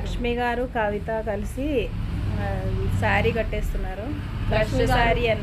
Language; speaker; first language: Telugu; native; Telugu